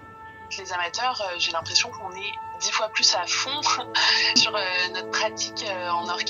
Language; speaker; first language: French; native; French